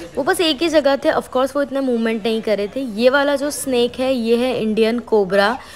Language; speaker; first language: Hindi; non-native, local second language; Gujarati